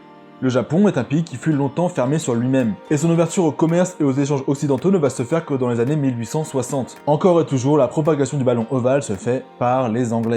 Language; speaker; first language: French; native; French